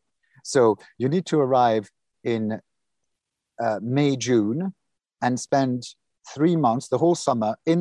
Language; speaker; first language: English; non-native, fluent; French